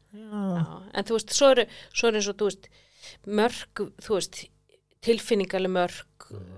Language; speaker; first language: Icelandic; native; Icelandic